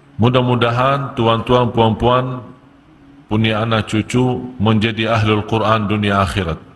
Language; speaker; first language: Malay; non-native, fluent; Arabic